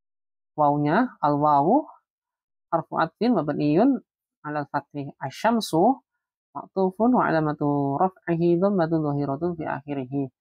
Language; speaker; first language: Arabic; non-native, fluent; Indonesian